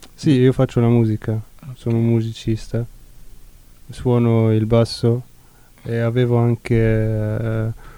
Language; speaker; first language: Italian; non-native, fluent; Arabic